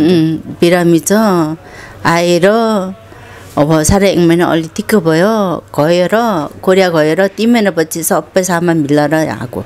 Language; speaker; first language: Nepali; non-native, learner; Korean